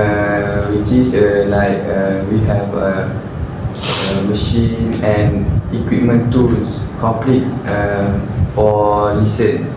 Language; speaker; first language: English; non-native, learner; Malay